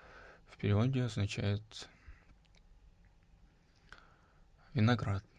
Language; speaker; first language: Russian; non-native, local second language; Tajik